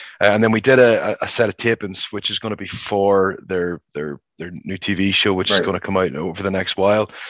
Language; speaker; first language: English; native; English